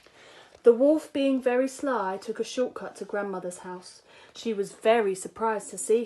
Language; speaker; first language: English; native; English